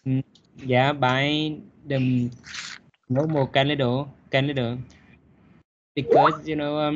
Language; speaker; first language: English; non-native, learner; Vietnamese